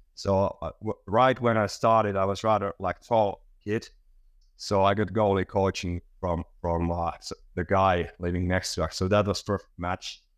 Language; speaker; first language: English; non-native, fluent; Finnish